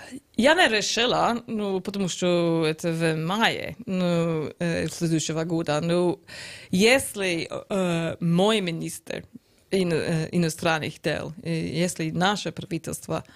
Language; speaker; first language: Russian; non-native, learner; English